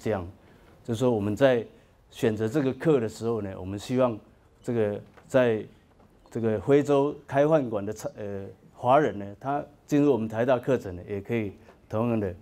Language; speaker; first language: Chinese; native; Chinese